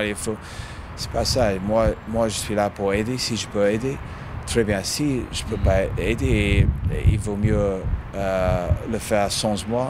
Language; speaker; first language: French; non-native, fluent; English